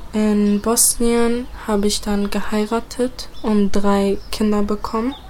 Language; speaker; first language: German; early bilingual, other home language; Bosnian